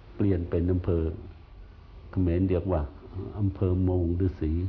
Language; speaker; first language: Thai; non-native, fluent; Khmer